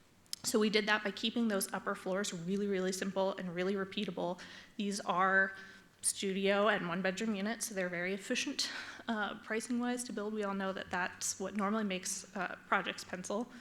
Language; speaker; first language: English; native; English